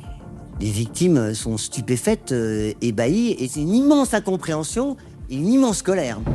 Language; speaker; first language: French; native; French